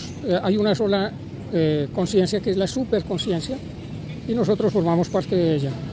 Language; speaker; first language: Spanish; native; Spanish